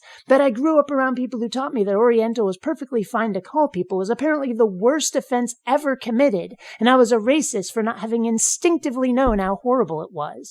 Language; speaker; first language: English; native; English